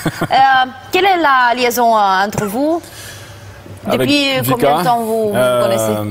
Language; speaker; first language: French; non-native, fluent; Romanian